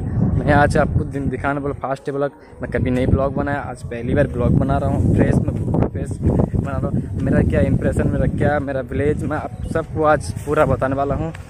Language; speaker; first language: Hindi; non-native, local second language; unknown